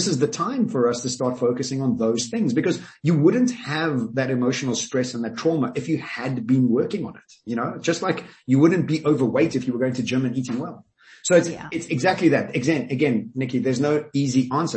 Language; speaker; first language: English; native; English